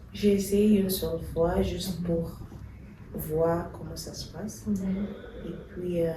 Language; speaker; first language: French; non-native, fluent; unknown